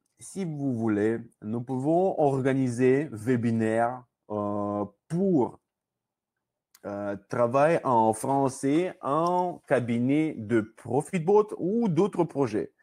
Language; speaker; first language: French; non-native, learner; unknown